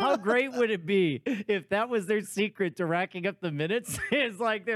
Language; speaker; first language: English; native; English